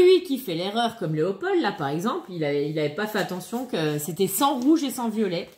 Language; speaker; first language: French; native; French